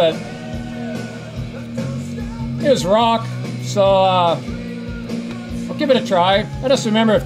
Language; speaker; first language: English; native; English